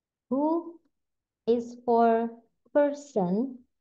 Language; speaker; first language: English; non-native, fluent; Indonesian